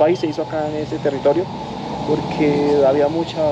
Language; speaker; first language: Spanish; native; Spanish